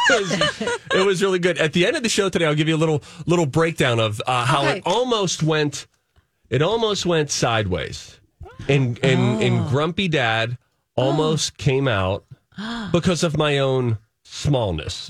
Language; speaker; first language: English; native; English